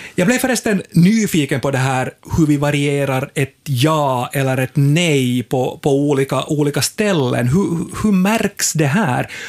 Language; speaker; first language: Swedish; native; Swedish